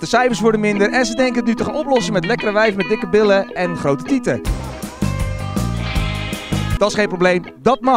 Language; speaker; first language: Dutch; native; Dutch